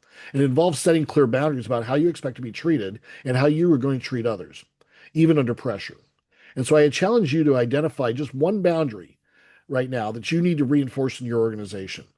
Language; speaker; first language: English; native; English